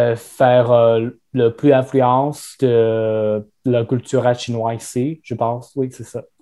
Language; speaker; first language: French; non-native, fluent; Chinese